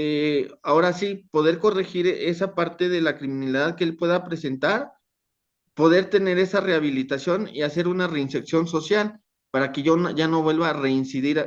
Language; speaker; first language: Spanish; native; Spanish